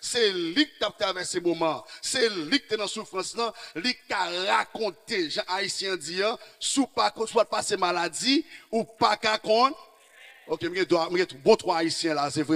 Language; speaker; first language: French; non-native, local second language; Haitian Creole